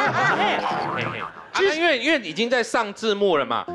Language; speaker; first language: Chinese; native; Chinese